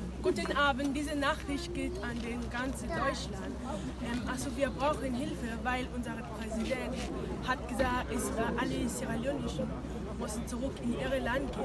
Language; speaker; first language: German; non-native, learner; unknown